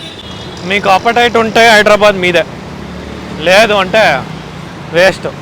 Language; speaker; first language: Telugu; non-native, learner; Kannada